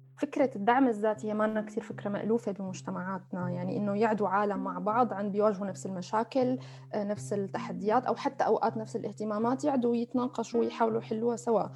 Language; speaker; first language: Arabic; native; Arabic